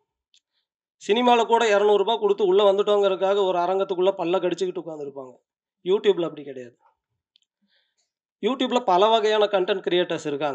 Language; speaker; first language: Tamil; native; Tamil